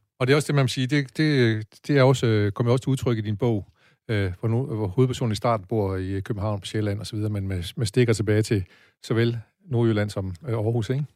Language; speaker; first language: Danish; native; Danish